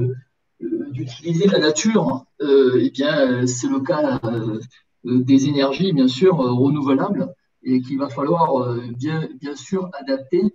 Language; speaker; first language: French; native; French